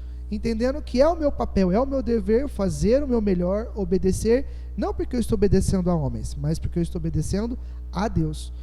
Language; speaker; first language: Portuguese; native; Portuguese